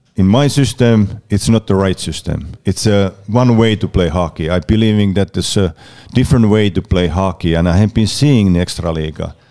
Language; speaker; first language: English; non-native, learner; Finnish